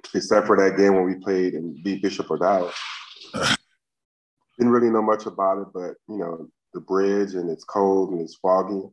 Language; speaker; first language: English; native; English